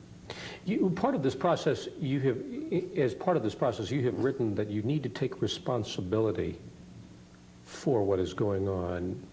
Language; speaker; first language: English; native; English